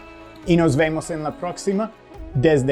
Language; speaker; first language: Spanish; non-native, fluent; English